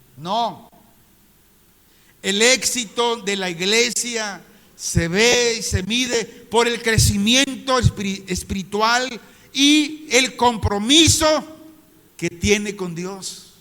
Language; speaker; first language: Spanish; native; Spanish